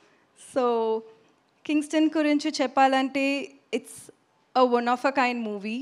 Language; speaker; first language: Telugu; non-native, learner; Tamil